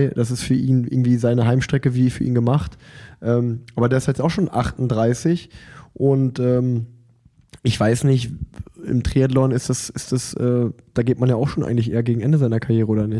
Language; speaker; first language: German; native; German